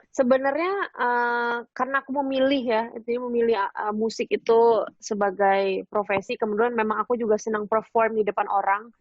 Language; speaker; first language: Indonesian; native; Indonesian